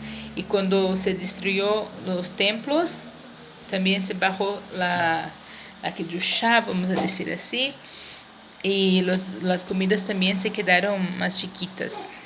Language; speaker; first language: Spanish; non-native, fluent; Portuguese